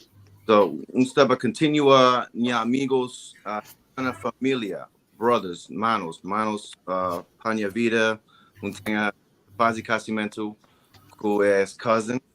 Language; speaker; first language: Portuguese; non-native, learner; English